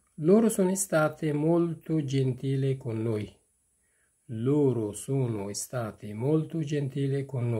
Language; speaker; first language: Italian; non-native, fluent; Persian